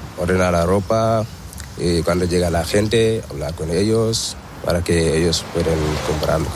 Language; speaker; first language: Spanish; non-native, learner; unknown